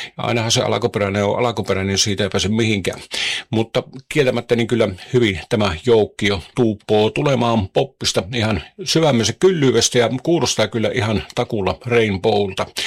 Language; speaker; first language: Finnish; native; Finnish